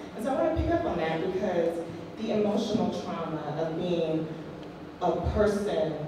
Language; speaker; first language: English; native; English